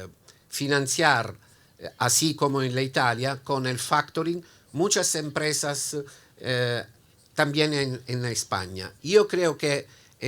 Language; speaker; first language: Spanish; non-native, learner; Italian